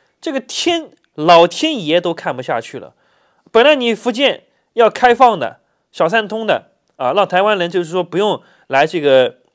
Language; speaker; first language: Chinese; native; Chinese